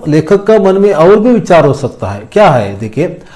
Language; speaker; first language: Hindi; non-native, local second language; Kannada